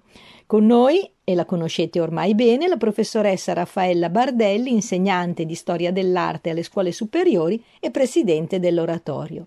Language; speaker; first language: Italian; native; Italian